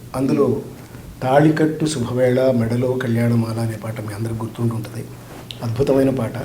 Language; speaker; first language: Telugu; native; Telugu